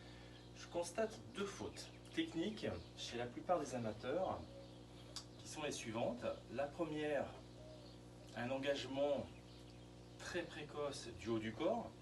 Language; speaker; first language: French; native; French